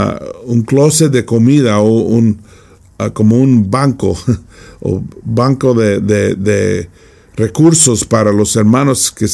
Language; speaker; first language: Spanish; non-native, fluent; English